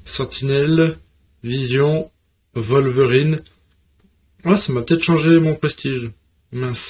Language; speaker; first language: French; native; French